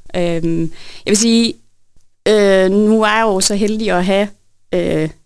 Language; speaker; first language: Danish; native; Danish